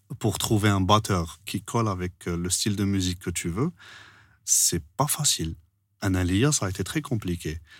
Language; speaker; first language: French; non-native, local second language; Arabic